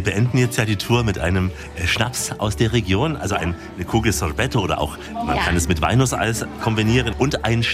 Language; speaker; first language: German; native; German